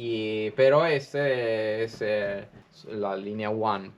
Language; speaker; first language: Spanish; non-native, learner; Italian